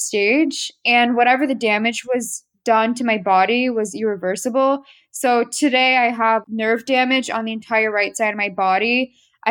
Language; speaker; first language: English; native; English